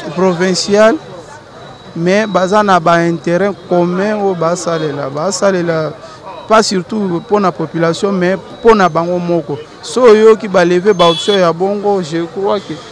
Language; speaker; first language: Lingala; native; Lingala